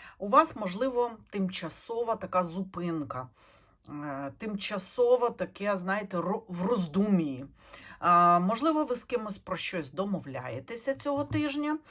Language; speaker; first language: Ukrainian; non-native, local second language; Russian